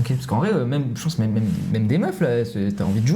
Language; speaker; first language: French; native; French